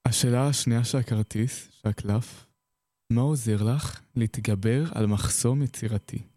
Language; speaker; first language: Hebrew; native; Hebrew